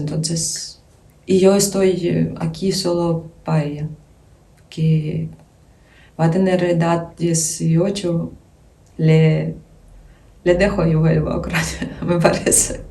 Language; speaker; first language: Spanish; non-native, fluent; Ukrainian